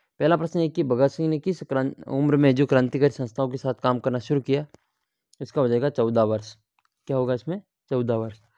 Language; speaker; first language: Hindi; native; Hindi